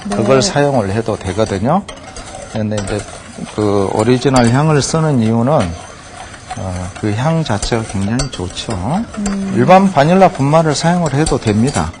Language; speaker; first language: Korean; native; Korean